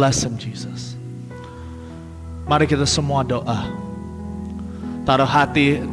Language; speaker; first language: Indonesian; non-native, fluent; English